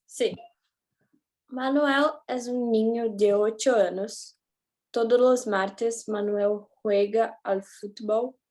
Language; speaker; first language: Spanish; non-native, learner; Portuguese